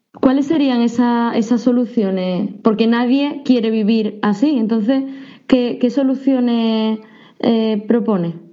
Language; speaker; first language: Spanish; native; Spanish